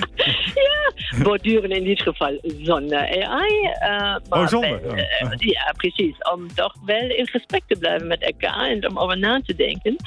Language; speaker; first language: Dutch; non-native, fluent; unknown